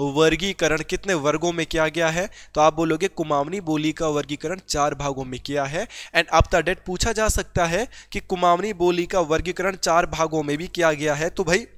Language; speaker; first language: Hindi; native; Hindi